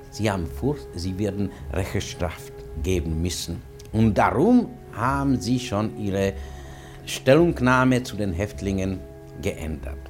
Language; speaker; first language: German; non-native, fluent; Czech